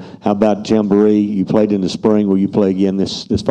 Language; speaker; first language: English; native; English